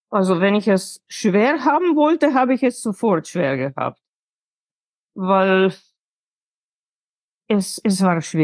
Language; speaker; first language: German; non-native, fluent; Slovenian